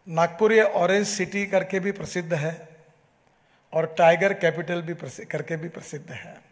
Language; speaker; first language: Hindi; non-native, local second language; Marathi